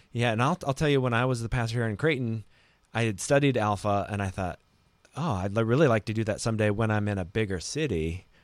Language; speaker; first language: English; native; English